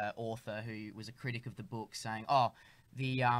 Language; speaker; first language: English; native; English